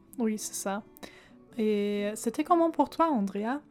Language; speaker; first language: French; non-native, fluent; German